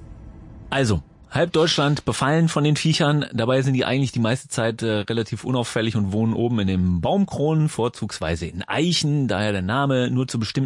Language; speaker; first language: German; native; German